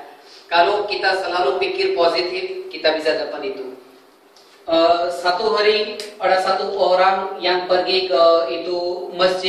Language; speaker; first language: Indonesian; non-native, fluent; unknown